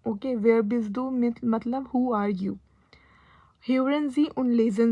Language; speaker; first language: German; non-native, learner; Hindi